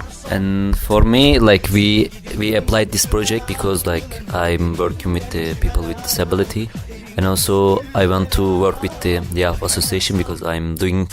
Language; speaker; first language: English; non-native, learner; Turkish